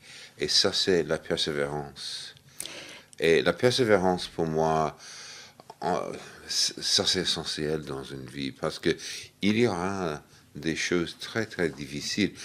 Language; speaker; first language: French; non-native, fluent; English